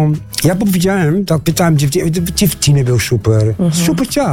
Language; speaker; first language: Polish; non-native, fluent; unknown